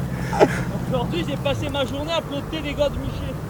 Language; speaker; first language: French; native; French